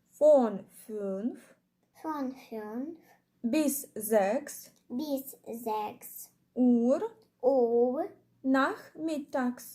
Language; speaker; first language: German; non-native, fluent; Ukrainian